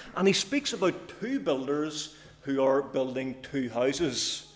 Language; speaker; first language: English; native; English